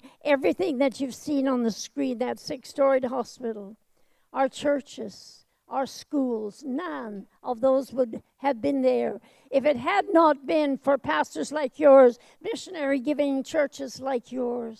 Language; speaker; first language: English; native; English